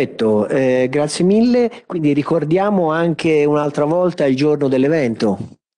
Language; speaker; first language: Italian; native; Italian